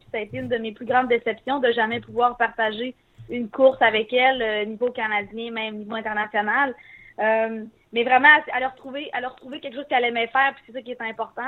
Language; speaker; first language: French; native; French